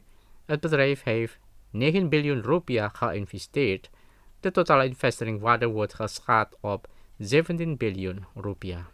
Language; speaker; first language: Dutch; non-native, fluent; Indonesian